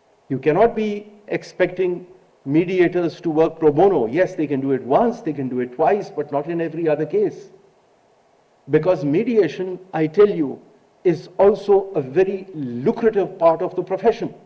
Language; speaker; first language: English; non-native, local second language; Urdu